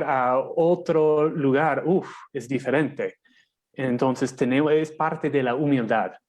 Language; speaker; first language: Spanish; non-native, fluent; English